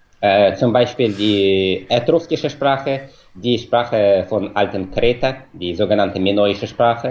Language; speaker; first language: German; non-native, fluent; Russian